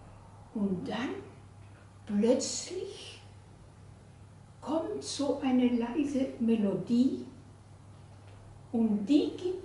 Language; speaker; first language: German; non-native, fluent; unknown